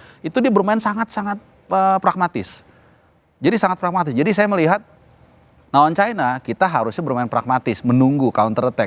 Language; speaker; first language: Indonesian; native; Indonesian